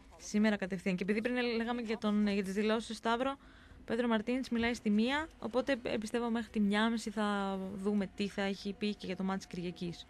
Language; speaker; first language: Greek; native; Greek